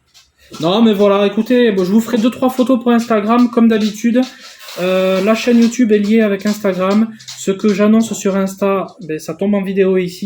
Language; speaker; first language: French; native; French